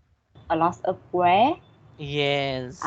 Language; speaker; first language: English; non-native, learner; Vietnamese